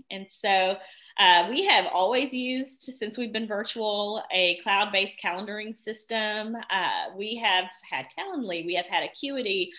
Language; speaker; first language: English; native; English